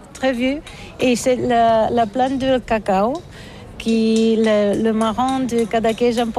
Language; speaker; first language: French; non-native, learner; Catalan